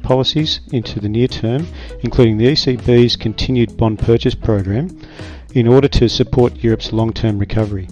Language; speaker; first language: English; native; English